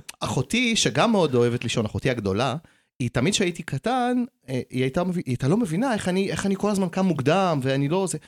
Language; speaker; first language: Hebrew; early bilingual, other home language; Russian